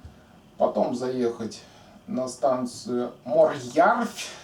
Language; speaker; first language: Russian; native; Russian